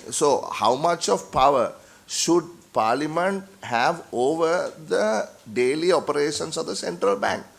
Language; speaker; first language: English; non-native, local second language; Sinhala